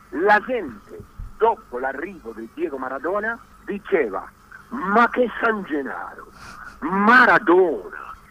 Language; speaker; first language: Italian; non-native, learner; Spanish